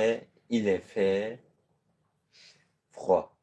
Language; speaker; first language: French; non-native, learner; Azerbaijani